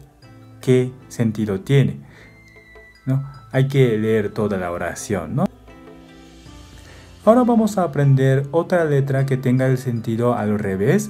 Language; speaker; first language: Spanish; non-native, fluent; Japanese